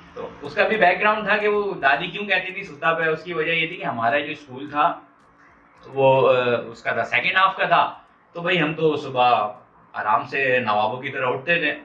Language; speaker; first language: Urdu; non-native, local second language; Punjabi